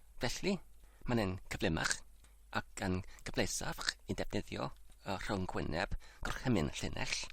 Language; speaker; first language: Welsh; non-native, learner; English